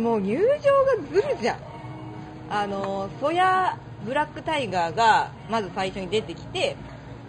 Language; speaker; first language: Japanese; native; Japanese